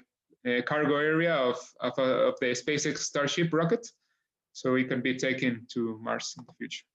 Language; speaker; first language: English; non-native, fluent; Spanish